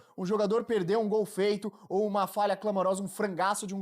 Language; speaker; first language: Portuguese; native; Portuguese